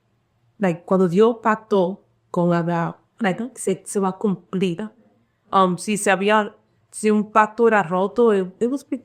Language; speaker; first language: Spanish; early bilingual, heritage; Spanish